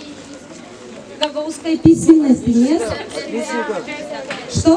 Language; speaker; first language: Russian; non-native, local second language; Gagauz